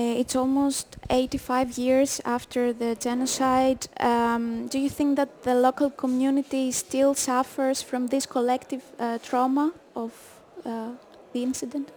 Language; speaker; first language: English; non-native, fluent; Greek